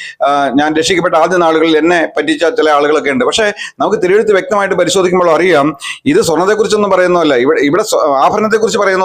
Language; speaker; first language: Malayalam; native; Malayalam